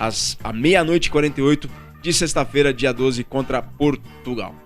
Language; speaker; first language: Portuguese; native; Portuguese